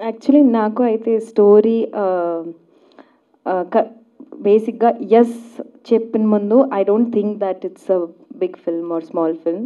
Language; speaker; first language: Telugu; non-native, learner; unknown